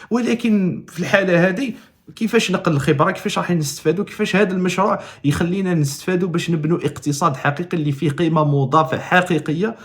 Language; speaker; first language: Arabic; native; Arabic